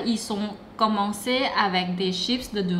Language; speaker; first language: French; non-native, fluent; Thai